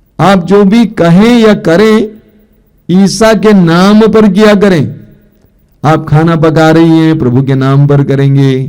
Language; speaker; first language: Hindi; non-native, local second language; Malayalam